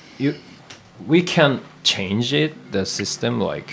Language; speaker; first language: English; non-native, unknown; Japanese